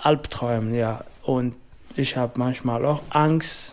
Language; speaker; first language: German; non-native, learner; French